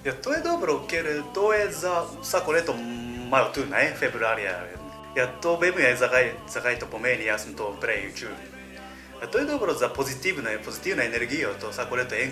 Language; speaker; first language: Slovenian; non-native, learner; Japanese